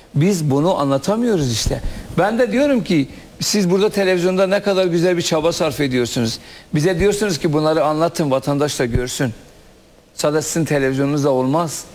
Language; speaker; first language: Turkish; non-native, local second language; Kurdish